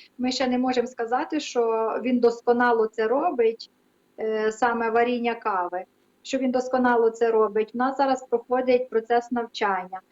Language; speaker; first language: Ukrainian; native; Ukrainian